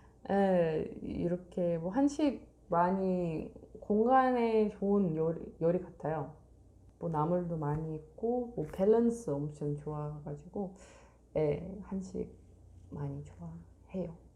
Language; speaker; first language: Korean; non-native, fluent; Russian